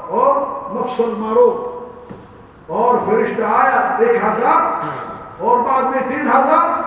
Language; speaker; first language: Urdu; non-native, learner; Arabic